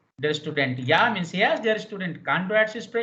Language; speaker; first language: German; non-native, learner; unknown